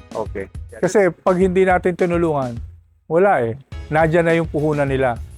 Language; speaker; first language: Filipino; native; Filipino